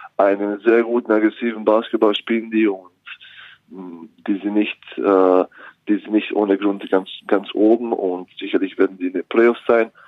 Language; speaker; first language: German; non-native, fluent; Bosnian